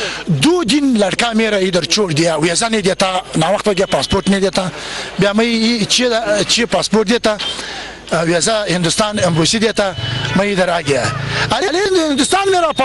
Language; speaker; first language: Hindi; non-native, learner; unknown